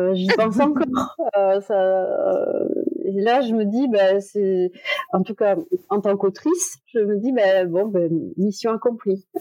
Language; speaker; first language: French; native; French